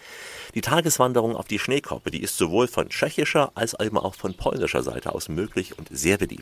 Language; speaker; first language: German; native; German